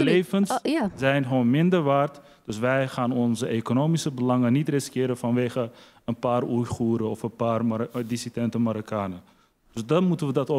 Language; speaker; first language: Dutch; early bilingual, other home language; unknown